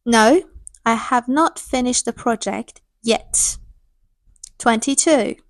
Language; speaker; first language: English; non-native, fluent; Persian